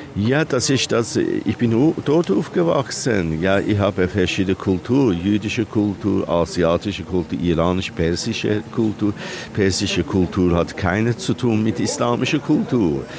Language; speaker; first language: German; non-native, learner; Persian